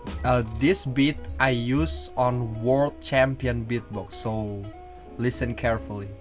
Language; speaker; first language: English; non-native, learner; Indonesian